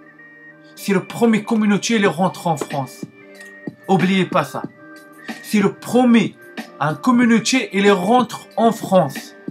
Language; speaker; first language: French; non-native, learner; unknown